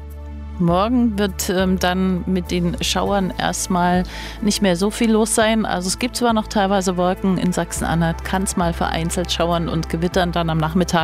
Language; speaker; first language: German; native; German